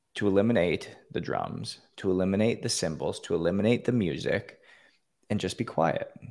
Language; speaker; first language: English; native; English